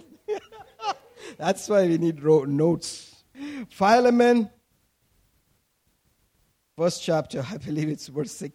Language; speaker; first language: English; non-native, local second language; Malayalam